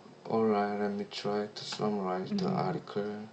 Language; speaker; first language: English; non-native, learner; Korean